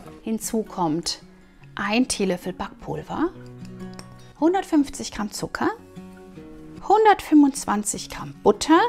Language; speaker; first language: German; native; German